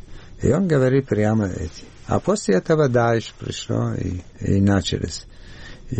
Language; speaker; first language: Russian; non-native, learner; Arabic